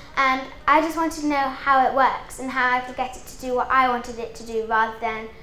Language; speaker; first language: English; native; English